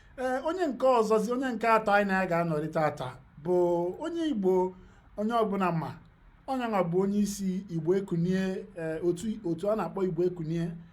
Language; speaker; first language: Igbo; native; Igbo